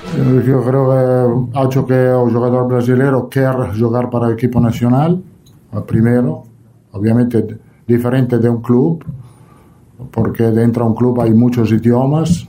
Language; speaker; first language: Spanish; non-native, fluent; Italian